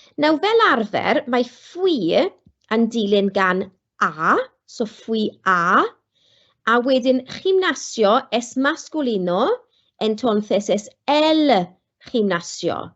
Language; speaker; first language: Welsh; non-native, local second language; English